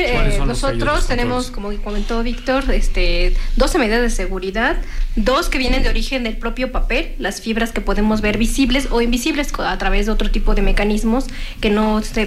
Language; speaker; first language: Spanish; native; Spanish